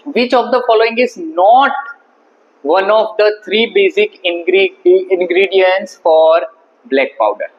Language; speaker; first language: English; non-native, local second language; Gujarati